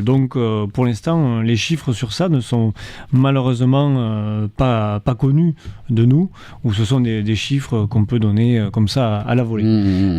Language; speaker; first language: French; native; French